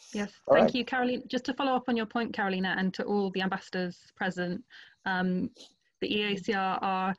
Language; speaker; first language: English; non-native, fluent; Portuguese